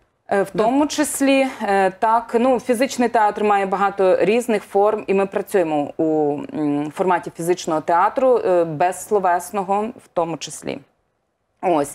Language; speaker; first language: Ukrainian; native; Ukrainian